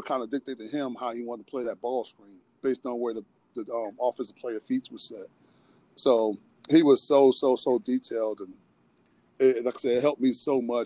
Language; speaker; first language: English; native; English